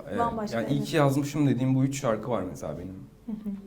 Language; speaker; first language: Turkish; native; Turkish